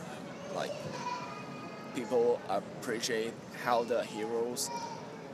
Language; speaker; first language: English; non-native, fluent; Chinese